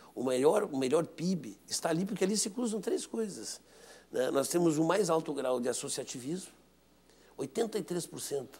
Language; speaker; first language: Portuguese; native; Portuguese